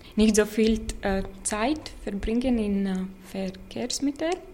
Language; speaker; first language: German; non-native, learner; Latvian